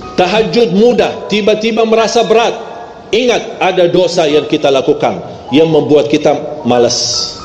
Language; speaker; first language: Malay; non-native, fluent; Arabic